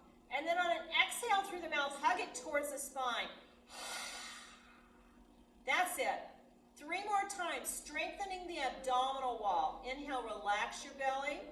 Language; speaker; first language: English; native; English